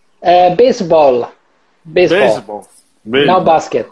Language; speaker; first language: Portuguese; non-native, learner; English